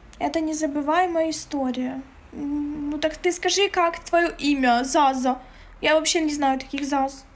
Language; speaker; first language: Russian; non-native, local second language; Ukrainian